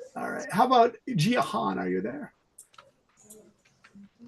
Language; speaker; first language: English; native; English